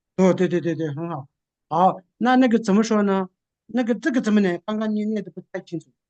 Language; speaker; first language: Chinese; non-native, local second language; Tibetan